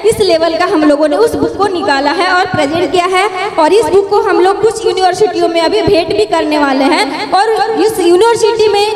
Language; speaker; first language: Hindi; non-native, local second language; Gondi